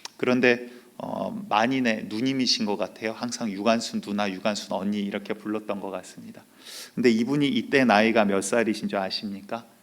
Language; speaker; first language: Korean; native; Korean